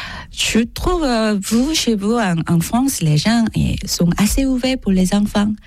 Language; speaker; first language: French; non-native, learner; Korean